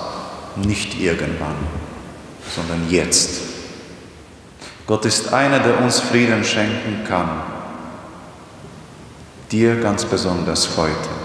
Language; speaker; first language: German; non-native, fluent; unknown